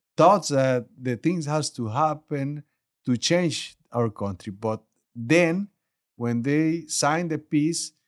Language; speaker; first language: English; non-native, learner; Spanish